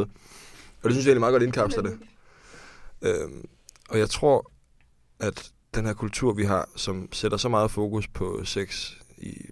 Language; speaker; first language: Danish; native; Danish